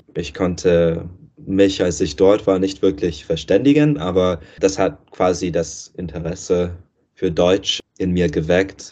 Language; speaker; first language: German; non-native, fluent; English